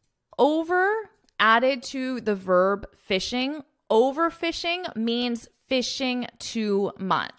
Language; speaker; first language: English; native; English